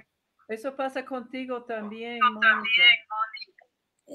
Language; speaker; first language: Spanish; non-native, fluent; English